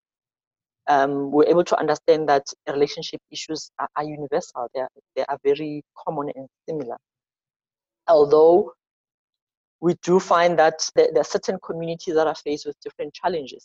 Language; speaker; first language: English; non-native, local second language; Zulu